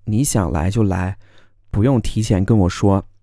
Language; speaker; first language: Chinese; non-native, fluent; English